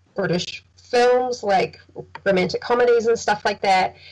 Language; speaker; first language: English; native; English